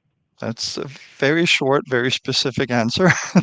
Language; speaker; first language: English; non-native, fluent; German